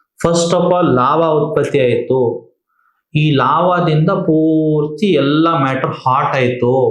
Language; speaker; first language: Kannada; non-native, local second language; Marathi